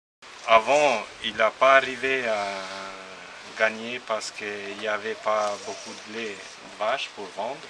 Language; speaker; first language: French; non-native, learner; Albanian